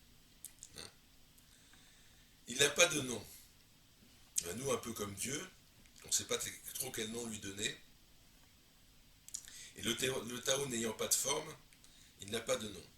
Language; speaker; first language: French; native; French